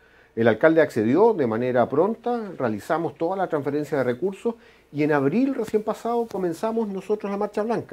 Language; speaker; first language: Spanish; native; Spanish